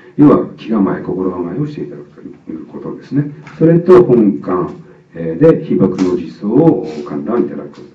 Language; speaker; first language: Japanese; native; Japanese